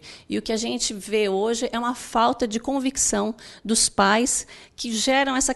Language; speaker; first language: Portuguese; native; Portuguese